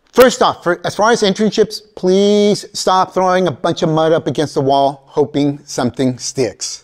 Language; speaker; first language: English; early bilingual, other home language; Spanish